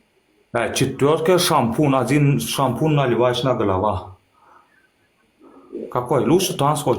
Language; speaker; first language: Russian; non-native, learner; Turkmen